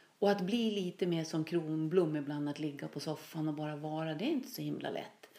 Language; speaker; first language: Swedish; native; Swedish